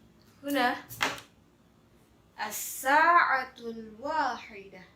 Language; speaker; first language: Arabic; non-native, fluent; Indonesian